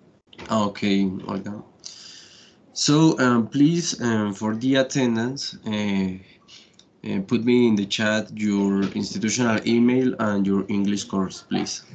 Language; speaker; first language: English; non-native, fluent; Spanish